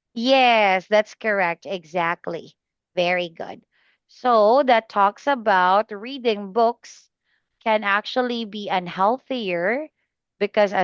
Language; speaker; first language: English; non-native, fluent; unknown